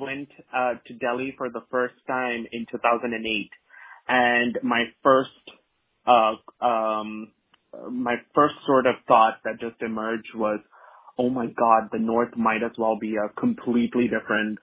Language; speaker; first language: English; non-native, local second language; Malayalam